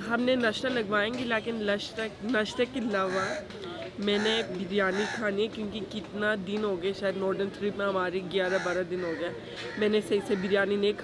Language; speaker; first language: Hindi; non-native, learner; Turkish